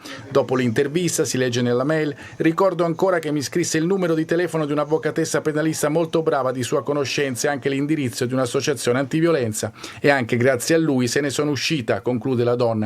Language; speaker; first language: Italian; native; Italian